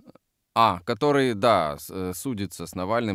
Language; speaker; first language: Russian; native; Russian